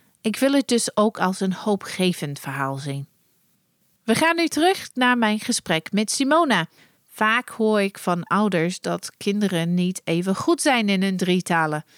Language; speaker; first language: Dutch; non-native, fluent; English